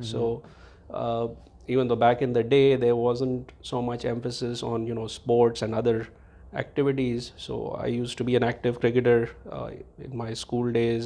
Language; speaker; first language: English; non-native, local second language; Hindi